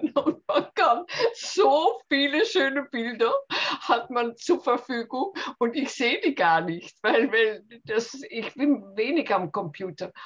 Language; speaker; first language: German; non-native, fluent; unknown